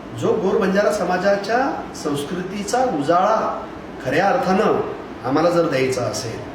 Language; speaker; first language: Marathi; non-native, local second language; Lambadi